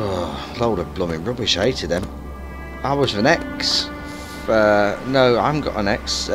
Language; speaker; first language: English; native; English